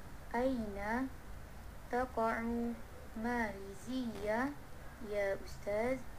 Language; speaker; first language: Arabic; non-native, learner; Malay